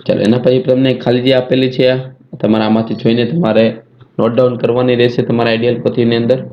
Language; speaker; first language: Hindi; non-native, local second language; Gujarati